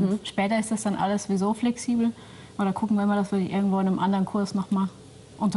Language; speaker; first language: German; native; German